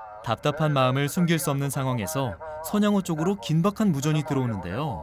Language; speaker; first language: Korean; native; Korean